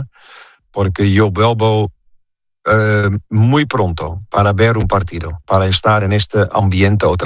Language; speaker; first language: Spanish; non-native, fluent; Dutch